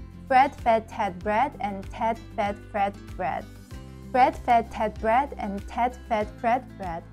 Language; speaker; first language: English; non-native, fluent; Chinese